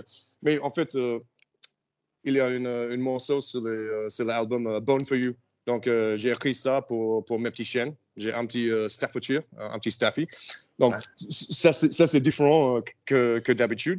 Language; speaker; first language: French; non-native, learner; English